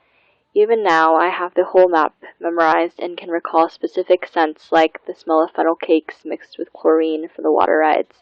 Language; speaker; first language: English; native; English